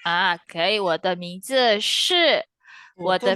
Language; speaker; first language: Chinese; non-native, fluent; Indonesian